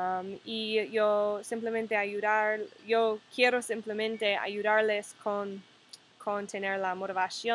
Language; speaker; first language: Spanish; non-native, fluent; English